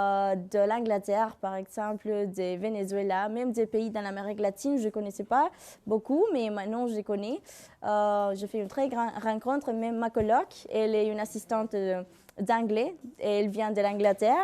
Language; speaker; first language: French; non-native, fluent; Spanish